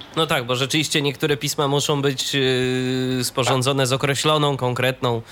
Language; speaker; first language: Polish; native; Polish